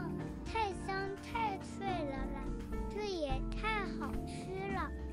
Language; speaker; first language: Chinese; native; Chinese